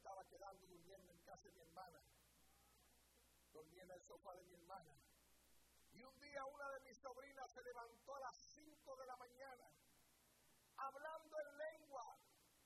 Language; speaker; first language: Spanish; early bilingual, heritage; Spanish